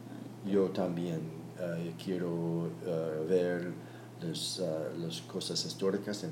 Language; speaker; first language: Spanish; non-native, learner; English